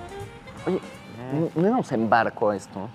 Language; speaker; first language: Spanish; native; Spanish